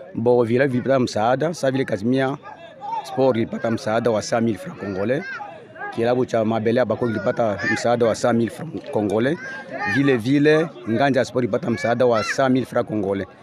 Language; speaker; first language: Swahili; native; Swahili